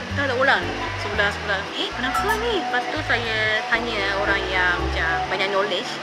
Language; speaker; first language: Malay; non-native, fluent; Japanese